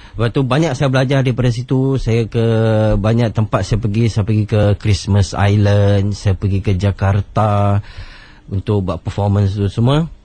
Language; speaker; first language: Malay; non-native, local second language; Chinese